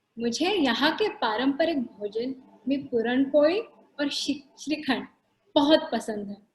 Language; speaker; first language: Hindi; non-native, local second language; Marathi